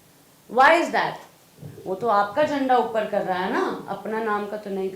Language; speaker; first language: Hindi; native; Hindi